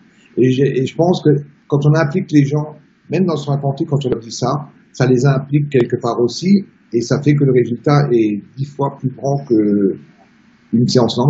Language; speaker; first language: French; native; French